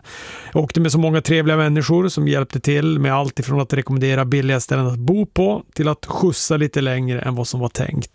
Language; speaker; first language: Swedish; native; Swedish